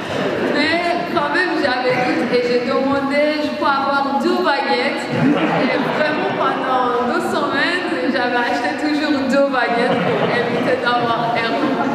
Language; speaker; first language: French; non-native, learner; Persian